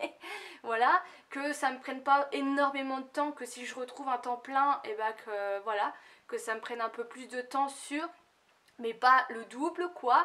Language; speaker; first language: French; native; French